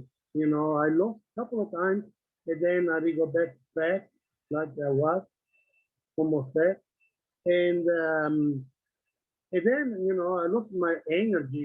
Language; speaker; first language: English; non-native, learner; Italian